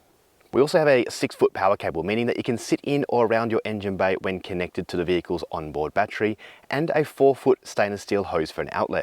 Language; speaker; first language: English; native; English